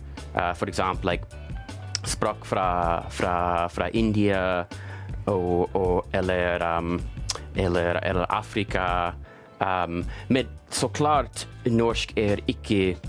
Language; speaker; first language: Norwegian; non-native, learner; English